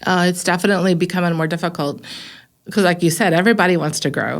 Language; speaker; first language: English; native; English